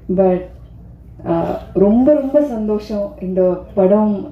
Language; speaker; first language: Tamil; non-native, fluent; Malayalam